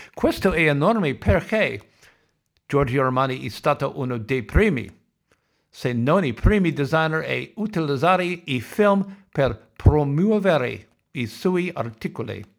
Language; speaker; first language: Italian; non-native, learner; English